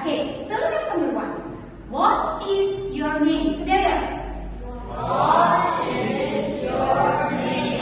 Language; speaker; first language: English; non-native, learner; Indonesian